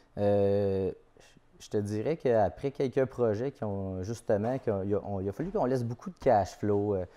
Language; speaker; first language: French; native; French